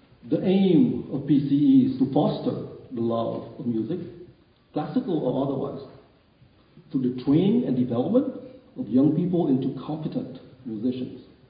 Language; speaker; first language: English; non-native, fluent; Vietnamese